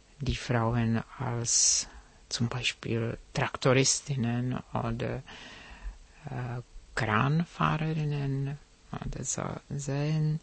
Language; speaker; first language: German; non-native, fluent; Czech